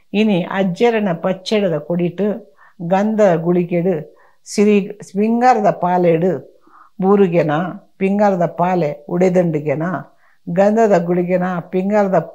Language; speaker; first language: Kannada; non-native, local second language; Tulu